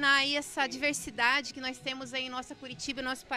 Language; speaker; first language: Portuguese; native; Portuguese